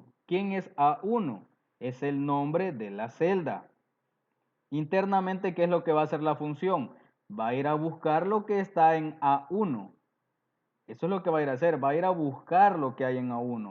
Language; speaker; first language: Spanish; native; Spanish